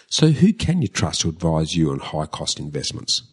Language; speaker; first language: English; native; English